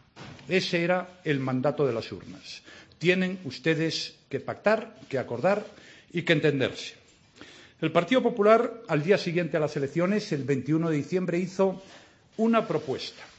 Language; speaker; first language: Spanish; native; Spanish